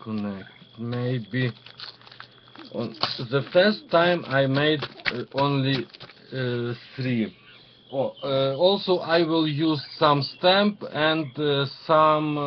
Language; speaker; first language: English; non-native, learner; Ukrainian